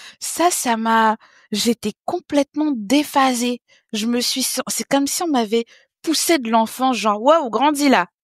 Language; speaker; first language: French; early bilingual, other home language; Haitian Creole